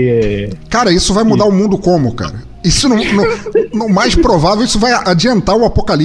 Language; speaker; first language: Portuguese; native; Portuguese